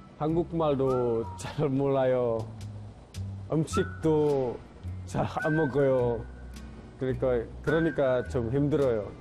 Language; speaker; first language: Korean; non-native, learner; Indonesian